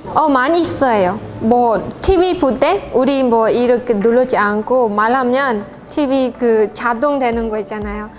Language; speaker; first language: Korean; non-native, learner; Khmer